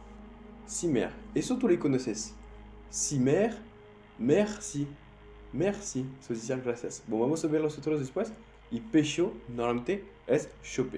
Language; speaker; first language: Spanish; non-native, fluent; French